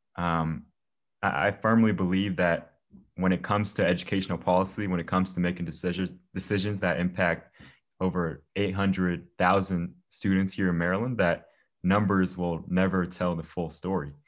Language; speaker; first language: English; native; English